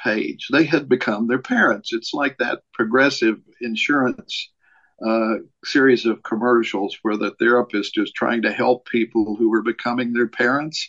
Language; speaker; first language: English; native; English